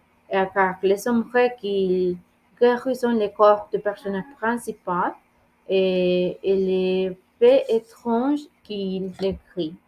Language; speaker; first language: French; non-native, learner; Spanish